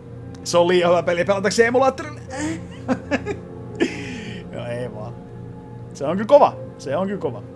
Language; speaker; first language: Finnish; native; Finnish